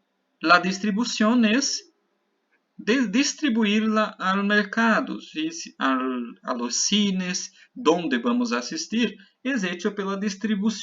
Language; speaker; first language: Spanish; non-native, fluent; Portuguese